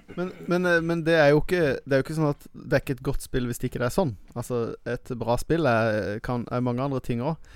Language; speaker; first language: Norwegian; native; Norwegian